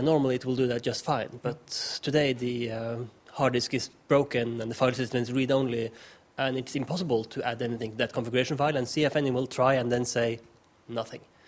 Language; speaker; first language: English; non-native, fluent; Norwegian